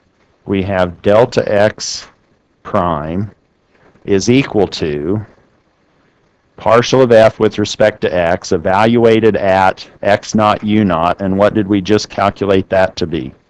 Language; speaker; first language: English; native; English